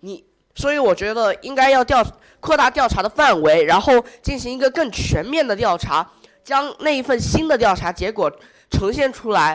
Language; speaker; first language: Chinese; native; Chinese